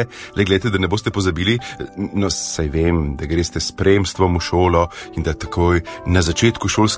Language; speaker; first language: Slovenian; native; Slovenian